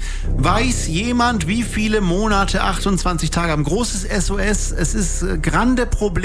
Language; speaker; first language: German; native; German